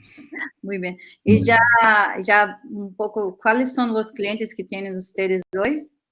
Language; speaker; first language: Spanish; non-native, fluent; Portuguese